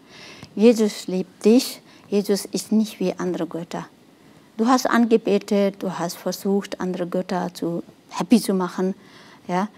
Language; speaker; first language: German; non-native, fluent; Nepali